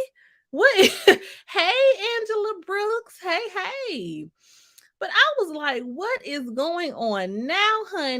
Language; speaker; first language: English; native; English